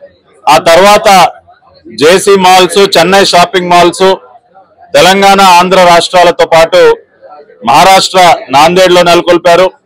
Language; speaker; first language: Telugu; native; Telugu